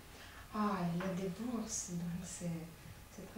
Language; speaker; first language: French; non-native, learner; Latvian